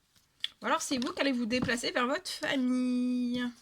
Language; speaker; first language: French; native; French